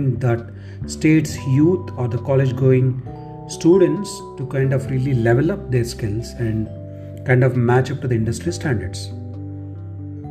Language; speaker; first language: English; non-native, local second language; Telugu